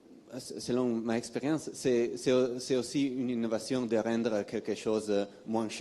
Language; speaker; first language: French; non-native, fluent; Italian